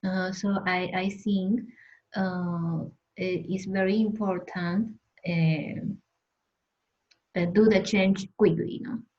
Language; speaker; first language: English; non-native, learner; Spanish